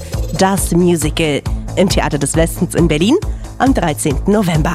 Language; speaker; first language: German; native; German